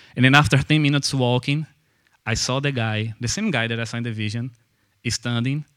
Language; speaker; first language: English; non-native, fluent; Portuguese